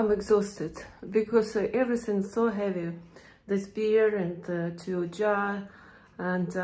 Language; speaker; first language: English; non-native, learner; Russian